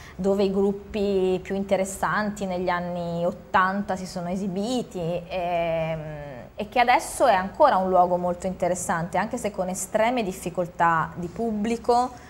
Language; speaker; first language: Italian; native; Italian